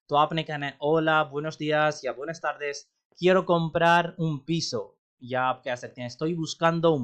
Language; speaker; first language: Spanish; non-native, fluent; Urdu